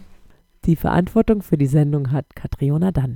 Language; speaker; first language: German; native; German